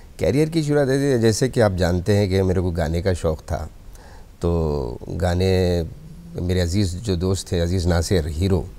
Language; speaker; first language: Hindi; native; Hindi